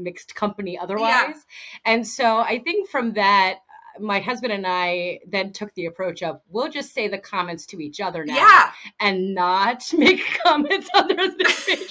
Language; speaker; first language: English; native; English